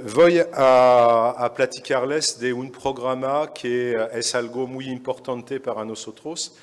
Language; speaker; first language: Spanish; non-native, fluent; French